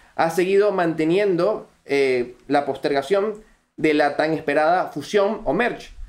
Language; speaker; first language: Spanish; native; Spanish